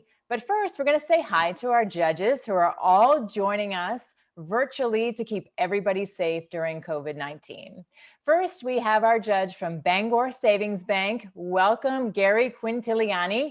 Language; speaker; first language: English; native; English